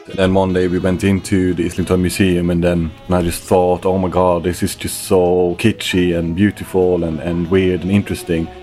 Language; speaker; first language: English; non-native, fluent; Swedish